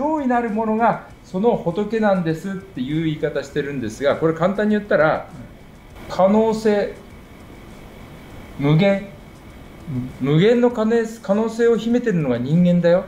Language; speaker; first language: Japanese; native; Japanese